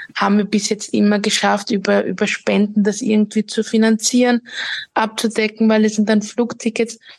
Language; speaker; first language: German; native; German